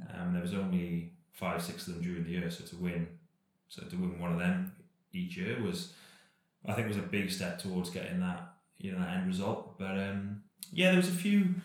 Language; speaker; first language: English; native; English